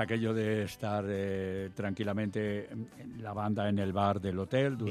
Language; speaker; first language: Spanish; native; Spanish